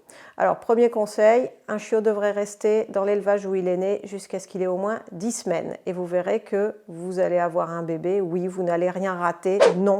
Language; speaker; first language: French; native; French